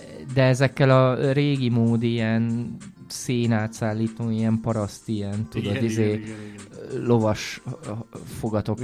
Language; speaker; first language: Hungarian; native; Hungarian